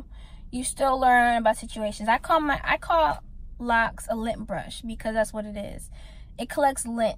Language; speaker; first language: English; native; English